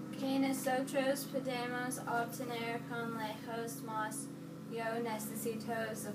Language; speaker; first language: Spanish; non-native, learner; English